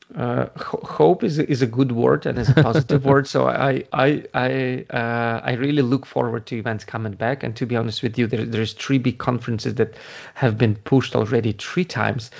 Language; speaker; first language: English; non-native, fluent; Ukrainian